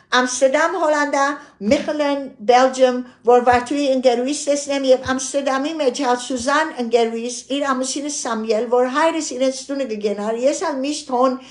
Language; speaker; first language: Armenian; early bilingual, heritage; Armenian